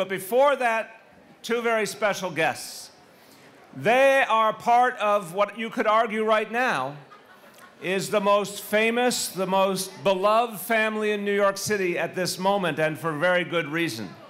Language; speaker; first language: English; native; English